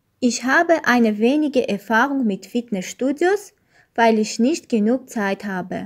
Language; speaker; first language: German; non-native, learner; Armenian